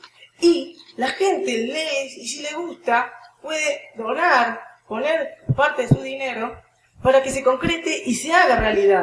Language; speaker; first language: Spanish; native; Spanish